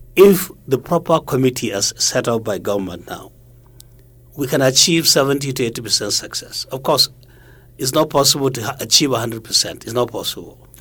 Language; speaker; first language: English; non-native, local second language; Hausa